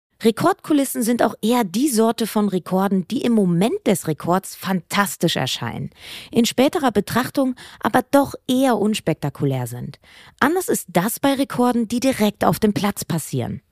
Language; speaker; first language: German; native; German